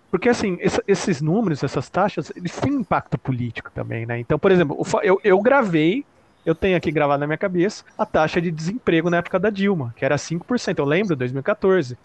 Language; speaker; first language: Portuguese; native; Portuguese